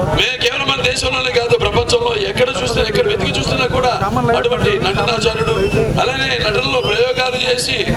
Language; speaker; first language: Telugu; native; Telugu